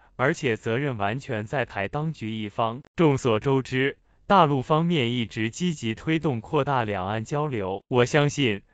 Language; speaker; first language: Chinese; native; Chinese